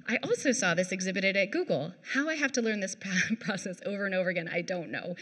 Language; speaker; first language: English; native; English